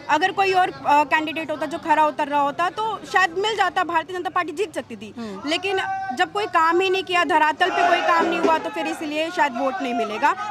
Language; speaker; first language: Hindi; native; Hindi